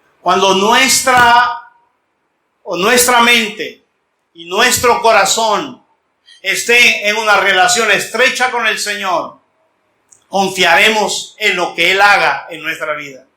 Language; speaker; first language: Spanish; native; Spanish